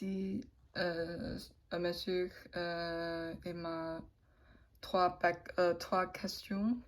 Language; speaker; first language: French; non-native, learner; Chinese